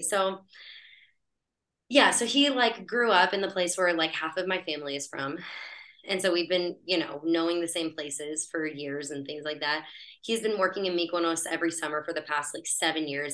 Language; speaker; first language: English; native; English